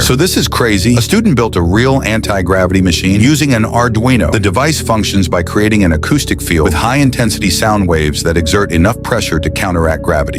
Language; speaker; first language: English; native; English